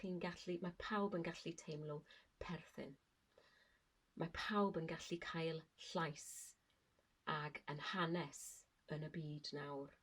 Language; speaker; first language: Welsh; non-native, learner; English